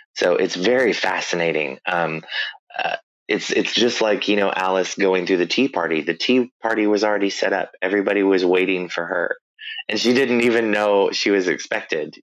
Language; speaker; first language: English; native; English